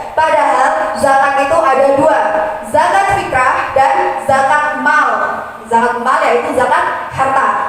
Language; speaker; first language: Indonesian; non-native, local second language; Madurese